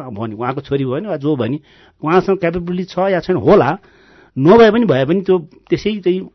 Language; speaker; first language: Nepali; non-native, local second language; Gurung